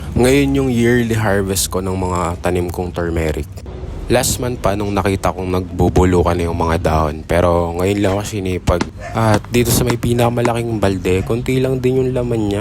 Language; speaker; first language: Filipino; native; Filipino